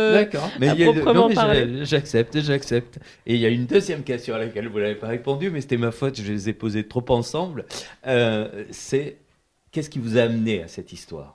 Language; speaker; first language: French; native; French